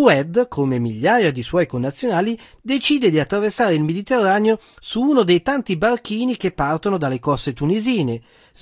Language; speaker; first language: Italian; native; Italian